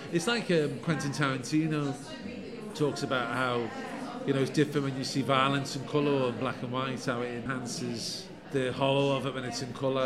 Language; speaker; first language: English; native; English